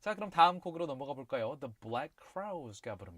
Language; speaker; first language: Korean; native; Korean